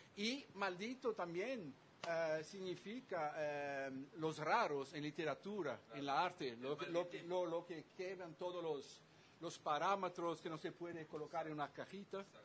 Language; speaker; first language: Spanish; non-native, fluent; Dutch